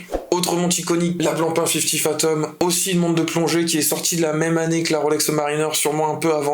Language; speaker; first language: French; native; French